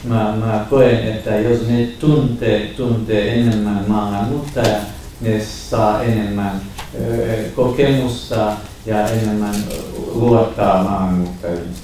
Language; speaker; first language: Finnish; non-native, fluent; Kurdish